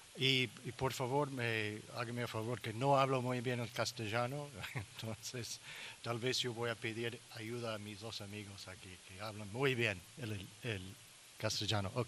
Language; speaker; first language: Spanish; non-native, learner; English